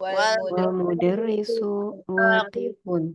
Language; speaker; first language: Arabic; non-native, learner; Indonesian